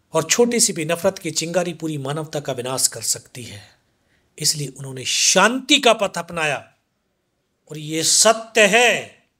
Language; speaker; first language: Hindi; native; Hindi